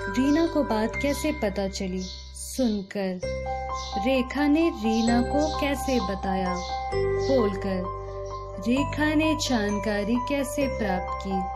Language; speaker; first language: Hindi; native; Hindi